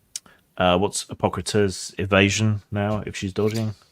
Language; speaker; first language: English; native; English